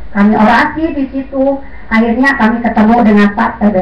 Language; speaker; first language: Indonesian; non-native, local second language; Sundanese